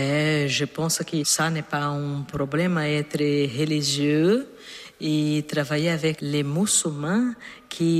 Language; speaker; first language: French; non-native, learner; Portuguese